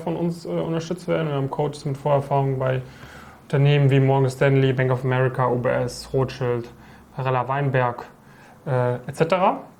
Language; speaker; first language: German; native; German